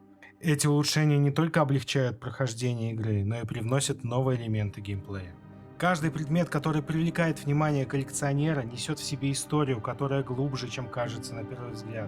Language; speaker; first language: Russian; native; Russian